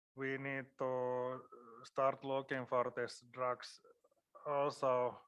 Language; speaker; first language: English; non-native, fluent; Finnish